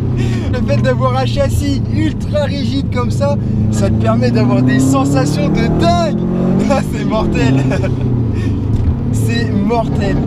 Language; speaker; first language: French; native; French